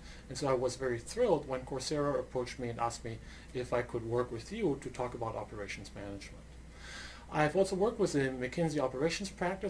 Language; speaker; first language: English; non-native, fluent; German